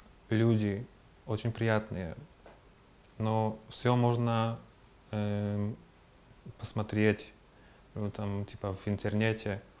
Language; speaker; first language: Russian; non-native, fluent; Polish